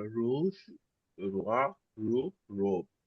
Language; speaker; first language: French; non-native, learner; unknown